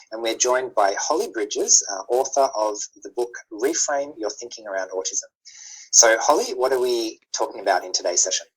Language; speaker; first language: English; native; English